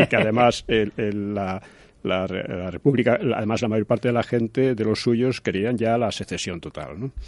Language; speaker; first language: Spanish; native; Spanish